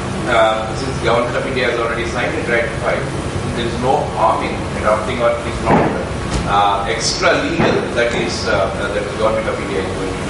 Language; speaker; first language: English; non-native, local second language; Telugu